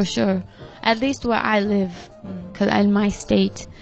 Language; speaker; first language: English; non-native, fluent; Portuguese